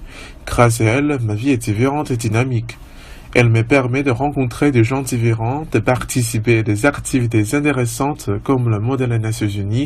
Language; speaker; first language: French; non-native, fluent; Chinese